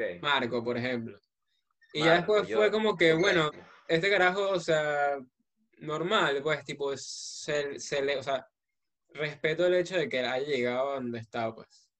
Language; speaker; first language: Spanish; native; Spanish